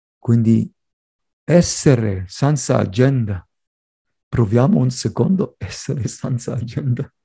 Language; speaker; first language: Italian; non-native, fluent; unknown